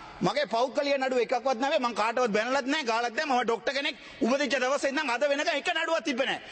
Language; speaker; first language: Sinhala; non-native, local second language; Tamil